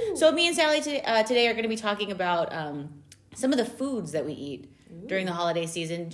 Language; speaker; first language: English; native; English